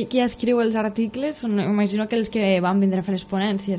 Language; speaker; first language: Catalan; native; Catalan